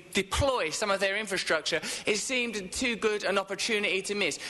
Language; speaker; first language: English; native; English